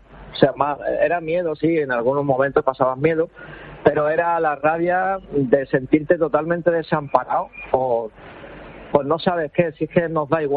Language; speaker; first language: Spanish; native; Spanish